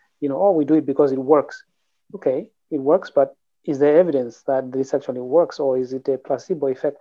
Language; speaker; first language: English; non-native, local second language; Shona